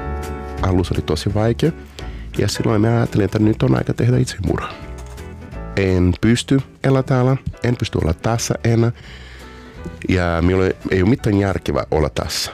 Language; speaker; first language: Finnish; non-native, fluent; Portuguese